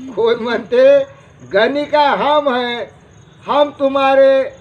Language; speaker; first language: Hindi; non-native, local second language; Marathi